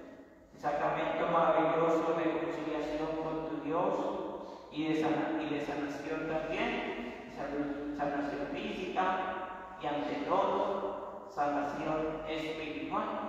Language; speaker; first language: Spanish; native; Spanish